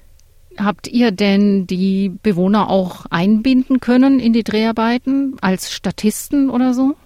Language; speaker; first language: German; native; German